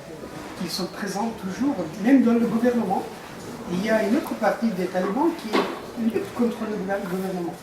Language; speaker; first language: French; non-native, fluent; Persian